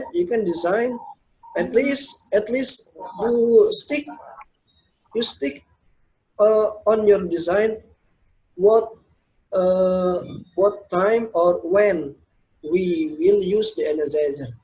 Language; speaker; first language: English; non-native, learner; Indonesian